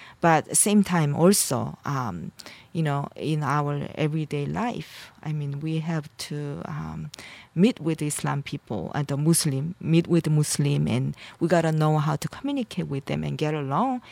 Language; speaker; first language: English; non-native, fluent; Korean